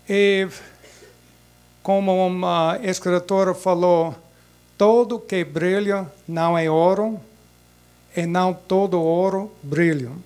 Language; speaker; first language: Portuguese; non-native, fluent; English